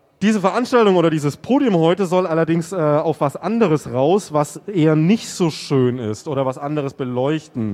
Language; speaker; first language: German; native; German